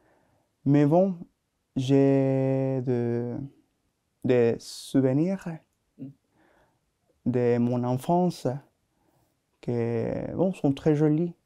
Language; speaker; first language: French; non-native, learner; Spanish